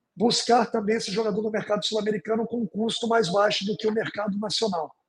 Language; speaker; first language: Portuguese; native; Portuguese